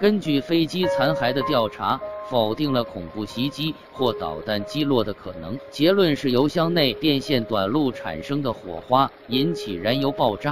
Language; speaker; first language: Chinese; native; Chinese